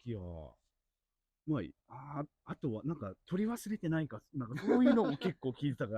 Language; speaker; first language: Japanese; native; Japanese